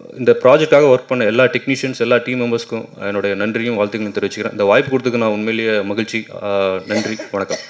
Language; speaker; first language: Tamil; native; Tamil